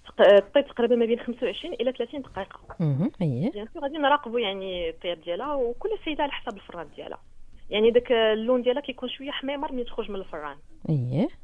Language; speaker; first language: Arabic; native; Arabic